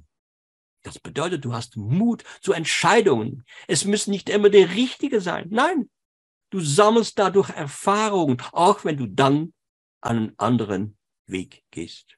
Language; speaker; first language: German; non-native, fluent; French